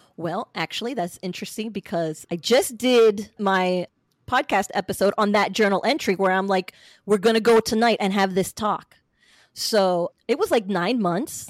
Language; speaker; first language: English; native; English